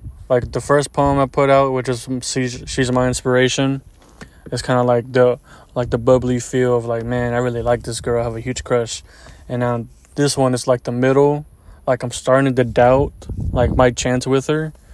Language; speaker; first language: English; early bilingual, other home language; Spanish